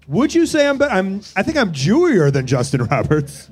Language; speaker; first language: English; native; English